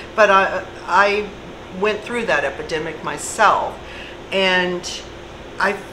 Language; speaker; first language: English; native; English